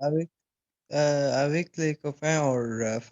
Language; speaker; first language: French; non-native, learner; Arabic